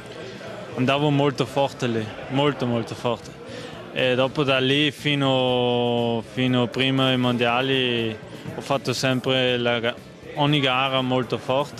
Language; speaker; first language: Italian; non-native, local second language; German